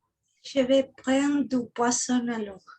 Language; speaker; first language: French; non-native, learner; Spanish